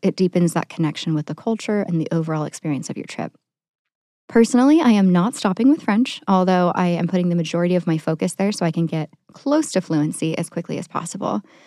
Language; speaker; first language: English; native; English